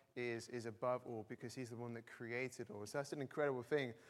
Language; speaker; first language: English; native; English